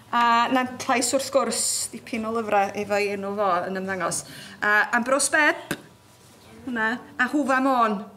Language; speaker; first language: Welsh; native; Welsh